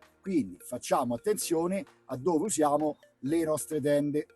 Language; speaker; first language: Italian; native; Italian